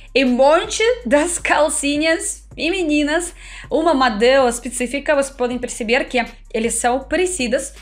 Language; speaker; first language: Portuguese; non-native, fluent; Russian